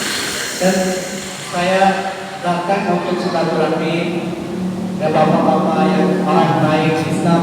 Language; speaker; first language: Indonesian; non-native, learner; Urdu